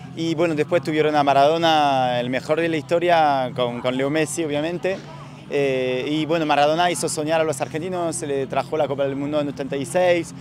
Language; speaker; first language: Spanish; non-native, fluent; French